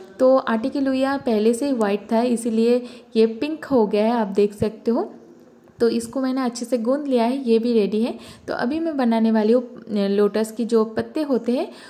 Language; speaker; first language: Hindi; non-native, local second language; Bangla